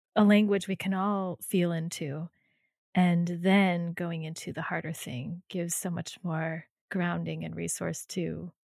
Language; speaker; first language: English; native; English